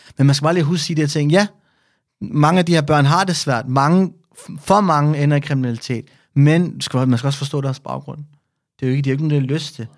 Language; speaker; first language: Danish; early bilingual, other home language; Persian